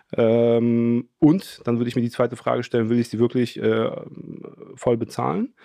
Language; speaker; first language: German; early bilingual, other home language; Polish